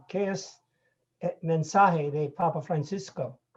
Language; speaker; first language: Spanish; non-native, learner; English